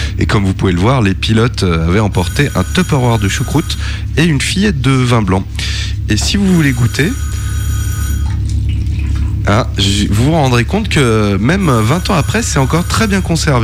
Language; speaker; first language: French; native; French